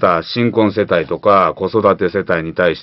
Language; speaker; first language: Japanese; native; Japanese